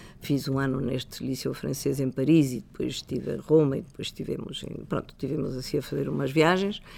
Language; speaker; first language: Portuguese; non-native, fluent; Spanish